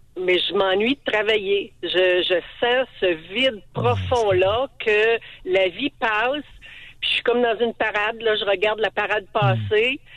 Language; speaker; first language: French; native; French